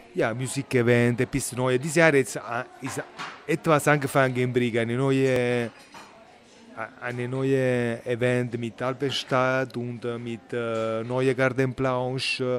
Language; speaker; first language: German; non-native, learner; Italian